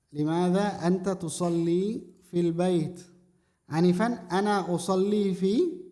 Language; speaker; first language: Arabic; non-native, fluent; Indonesian